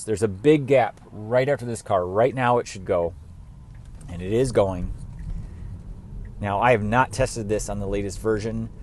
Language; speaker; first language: English; native; English